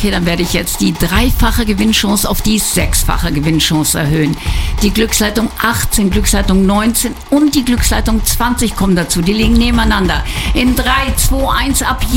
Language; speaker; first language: German; native; German